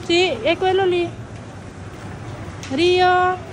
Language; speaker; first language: Italian; non-native, fluent; Filipino